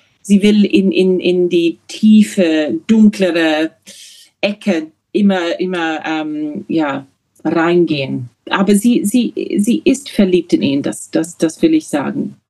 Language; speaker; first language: German; non-native, learner; English